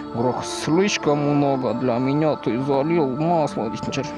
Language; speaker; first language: Russian; non-native, local second language; Kazakh